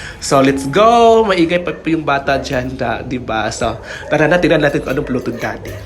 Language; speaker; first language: Filipino; non-native, local second language; Cebuano